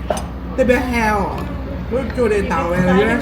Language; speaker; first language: Chinese; native; Chinese